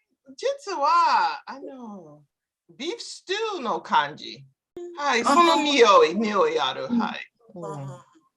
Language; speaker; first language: Japanese; non-native, learner; English